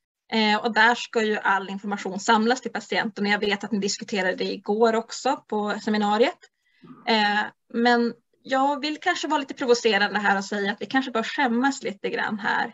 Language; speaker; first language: Swedish; native; Swedish